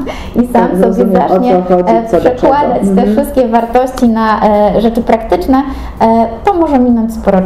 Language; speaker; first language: Polish; native; Polish